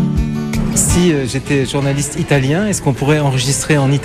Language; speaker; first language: French; native; French